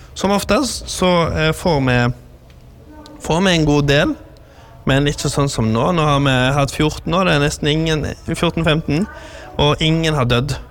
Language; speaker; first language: Norwegian; native; Norwegian